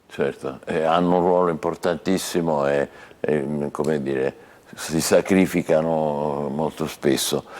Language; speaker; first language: Italian; native; Italian